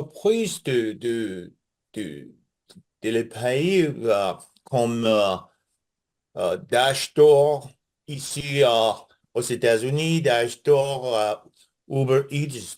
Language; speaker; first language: French; non-native, learner; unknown